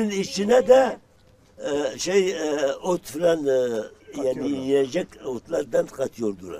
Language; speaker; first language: Turkish; non-native, local second language; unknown